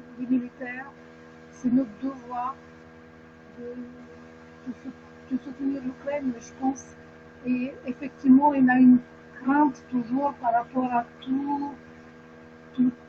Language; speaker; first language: French; non-native, fluent; Ukrainian